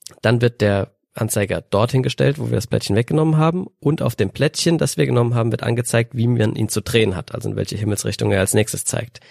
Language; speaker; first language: German; native; German